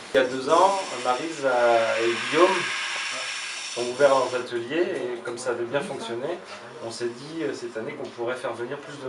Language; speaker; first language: French; native; French